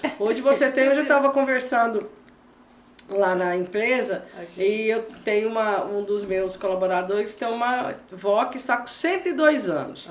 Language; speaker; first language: Portuguese; native; Portuguese